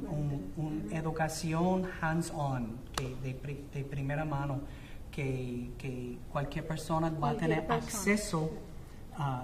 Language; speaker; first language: Spanish; non-native, fluent; English